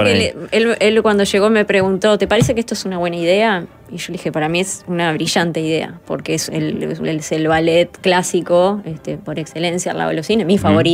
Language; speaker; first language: Spanish; native; Spanish